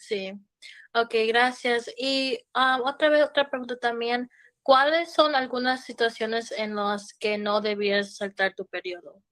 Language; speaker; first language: Spanish; early bilingual, heritage; Spanish